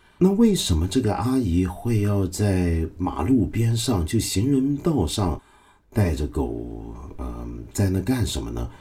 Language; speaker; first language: Chinese; non-native, local second language; Cantonese